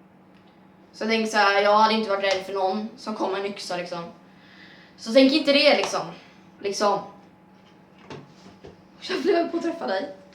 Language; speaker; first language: Swedish; native; Swedish